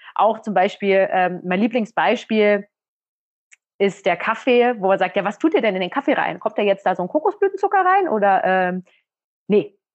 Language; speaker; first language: German; native; German